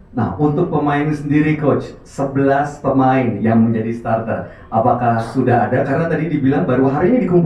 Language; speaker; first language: Indonesian; native; Indonesian